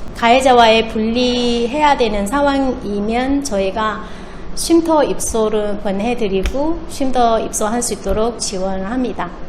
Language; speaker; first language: Korean; non-native, fluent; Vietnamese